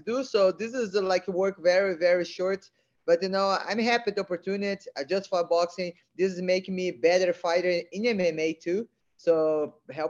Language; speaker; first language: English; non-native, learner; Portuguese